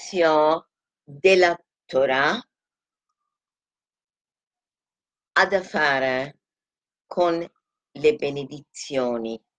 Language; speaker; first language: Italian; non-native, fluent; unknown